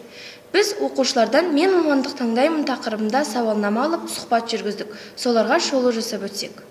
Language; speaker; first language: Kazakh; native; Kazakh